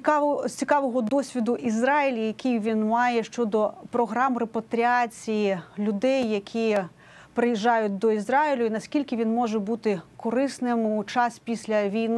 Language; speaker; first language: Ukrainian; native; Ukrainian